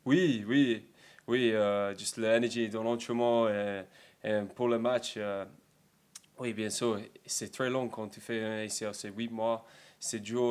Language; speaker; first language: French; non-native, learner; English